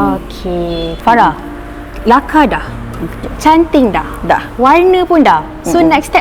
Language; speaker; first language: Malay; native; Malay